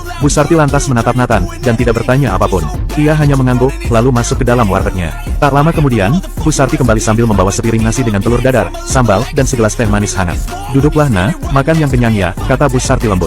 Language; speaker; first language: Indonesian; native; Indonesian